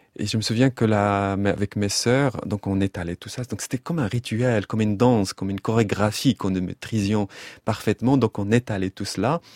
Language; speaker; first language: French; non-native, local second language; Arabic